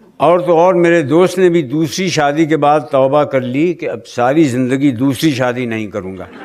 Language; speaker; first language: Urdu; native; Urdu